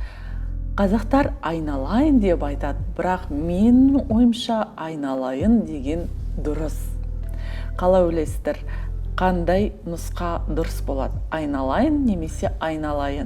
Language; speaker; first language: Kazakh; non-native, learner; Russian